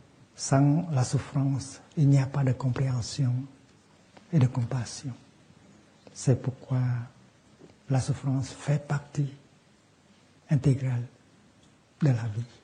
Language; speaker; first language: French; non-native, fluent; Vietnamese